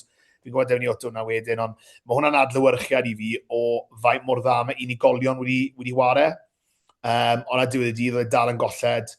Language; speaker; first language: Welsh; native; Welsh